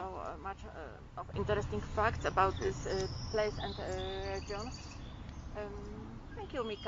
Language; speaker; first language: English; non-native, learner; Polish